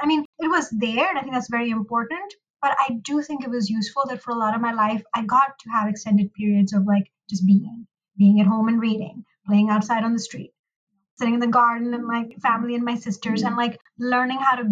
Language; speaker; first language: English; non-native, local second language; Urdu